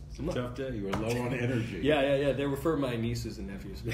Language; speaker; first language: English; native; English